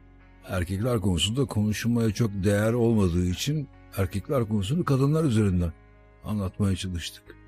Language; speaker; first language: Turkish; native; Turkish